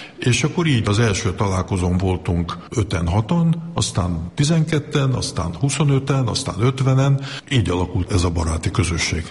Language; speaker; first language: Hungarian; early bilingual, heritage; Hungarian